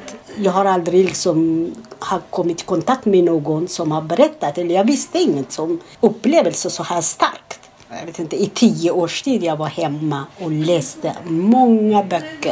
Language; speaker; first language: Swedish; non-native, fluent; Amharic